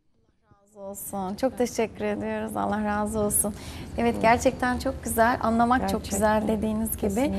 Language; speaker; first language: Turkish; native; Turkish